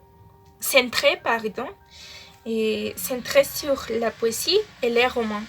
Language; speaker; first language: French; non-native, learner; Spanish